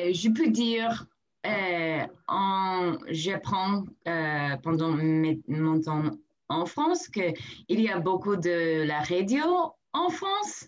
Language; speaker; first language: French; non-native, learner; English